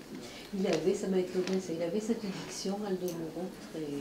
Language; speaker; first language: French; native; French